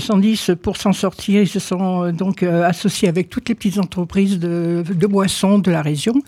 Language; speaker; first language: French; native; French